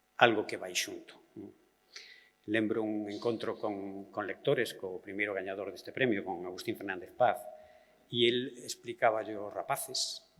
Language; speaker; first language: Galician; native; Galician